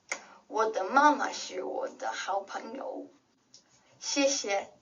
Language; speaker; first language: Chinese; non-native, learner; English